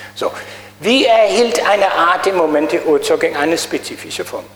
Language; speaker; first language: German; native; German